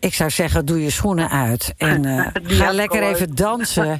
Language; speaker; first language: Dutch; native; Dutch